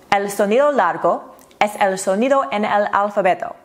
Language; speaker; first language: Spanish; non-native, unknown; English